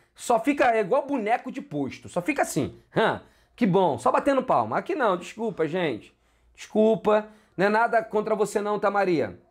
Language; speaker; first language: Portuguese; native; Portuguese